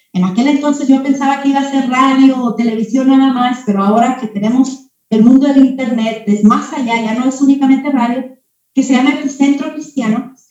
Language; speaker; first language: Spanish; early bilingual, heritage; Spanish